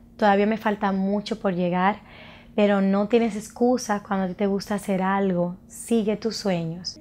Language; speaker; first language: Spanish; native; Spanish